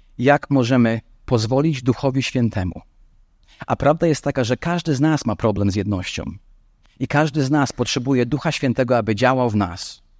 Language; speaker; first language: Polish; non-native, fluent; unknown